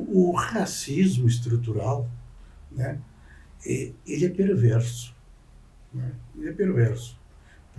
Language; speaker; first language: Portuguese; native; Portuguese